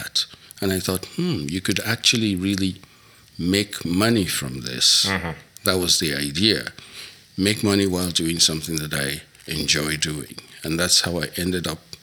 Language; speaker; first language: English; non-native, local second language; Yoruba